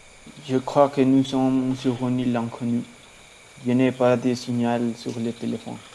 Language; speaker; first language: French; non-native, learner; Spanish